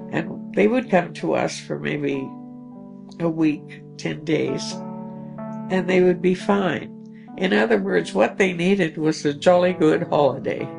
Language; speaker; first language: English; native; English